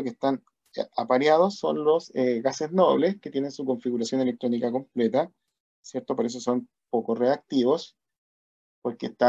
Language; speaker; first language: Spanish; native; Spanish